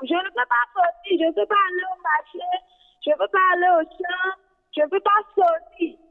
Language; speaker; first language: French; non-native, learner; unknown